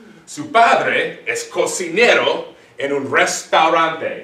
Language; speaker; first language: Spanish; non-native, fluent; English